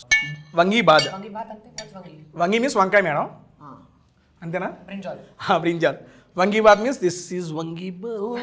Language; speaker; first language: Telugu; native; Telugu